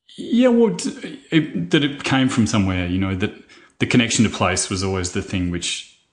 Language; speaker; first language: English; native; English